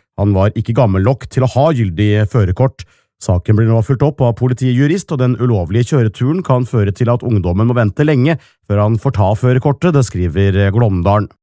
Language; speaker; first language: Norwegian; native; Norwegian